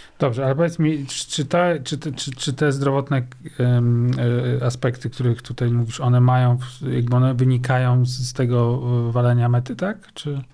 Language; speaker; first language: Polish; native; Polish